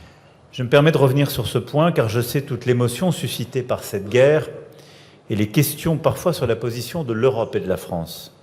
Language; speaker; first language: French; native; French